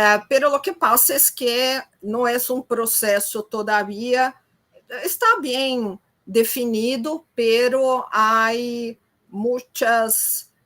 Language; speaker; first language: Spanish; non-native, fluent; Portuguese